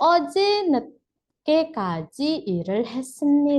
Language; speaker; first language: Korean; non-native, fluent; Indonesian